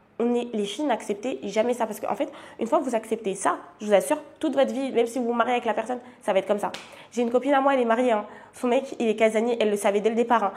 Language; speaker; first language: French; native; French